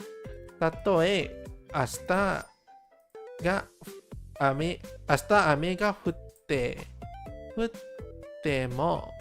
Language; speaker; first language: Japanese; non-native, learner; English